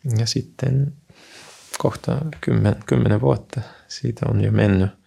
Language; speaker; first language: Finnish; non-native, fluent; Russian